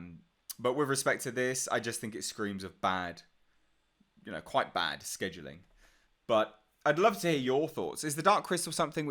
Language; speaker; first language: English; native; English